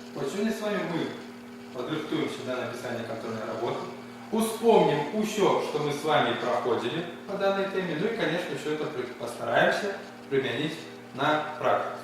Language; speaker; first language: Russian; non-native, local second language; Ukrainian